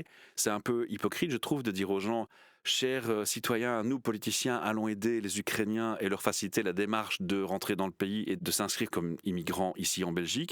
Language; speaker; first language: French; native; French